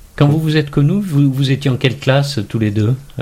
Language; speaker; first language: French; native; French